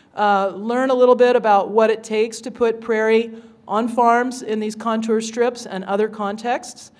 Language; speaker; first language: English; native; English